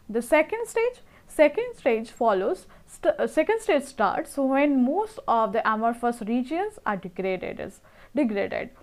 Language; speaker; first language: English; non-native, local second language; Bangla